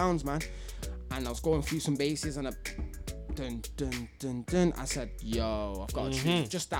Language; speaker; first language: English; native; English